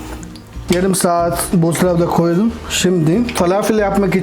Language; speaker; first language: Turkish; non-native, learner; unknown